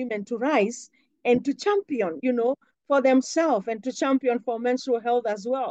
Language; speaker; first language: English; non-native, local second language; Kikuyu